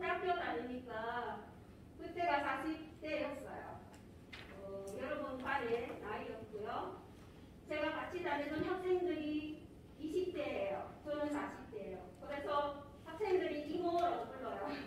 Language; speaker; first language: Korean; non-native, fluent; Filipino